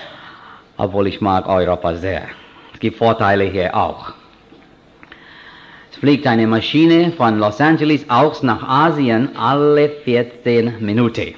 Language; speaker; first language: German; non-native, fluent; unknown